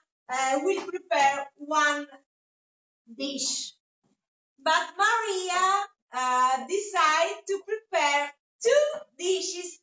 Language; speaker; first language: English; non-native, fluent; Italian